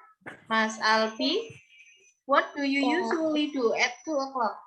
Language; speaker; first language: English; non-native, learner; Indonesian